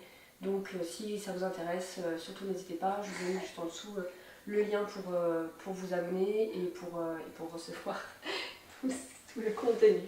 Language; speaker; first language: French; native; French